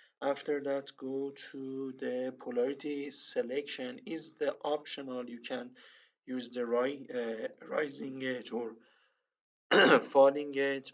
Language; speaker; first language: English; non-native, learner; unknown